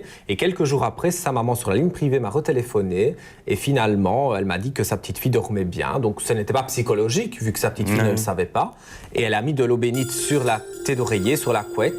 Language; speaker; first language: French; native; French